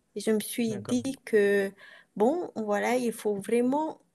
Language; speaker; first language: French; non-native, fluent; Romanian